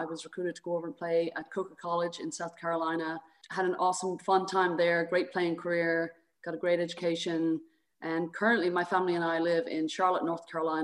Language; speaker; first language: English; native; English